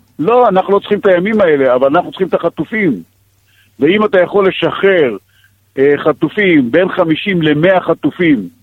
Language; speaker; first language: Hebrew; native; Hebrew